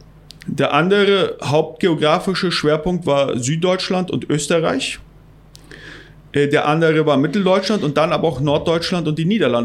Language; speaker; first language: German; non-native, local second language; Plautdietsch